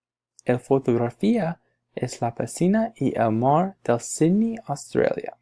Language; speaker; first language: Spanish; non-native, learner; English